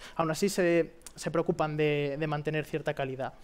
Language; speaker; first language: Spanish; native; Spanish